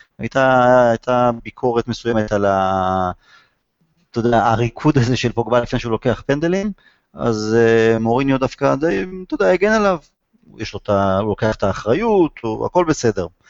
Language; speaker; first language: Hebrew; native; Hebrew